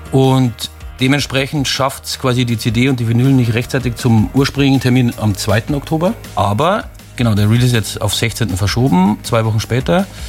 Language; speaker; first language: German; native; German